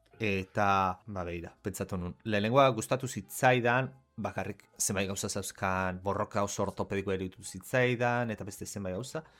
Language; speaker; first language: Basque; native; Basque